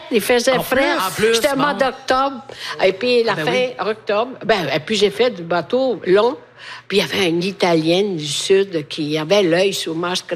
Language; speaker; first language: French; non-native, fluent; Italian